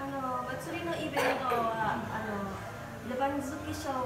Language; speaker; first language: Japanese; non-native, learner; Indonesian